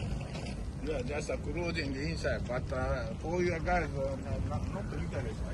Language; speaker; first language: English; non-native, learner; Japanese